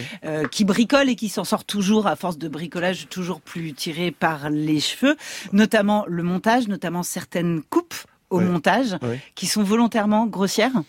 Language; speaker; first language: French; native; French